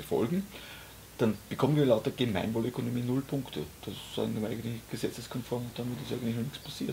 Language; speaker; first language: German; native; German